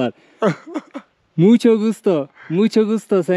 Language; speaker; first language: Spanish; non-native, learner; Turkish